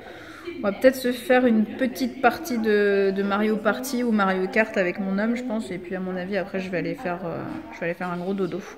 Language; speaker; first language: French; native; French